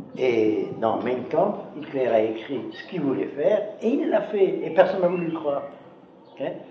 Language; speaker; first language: French; native; French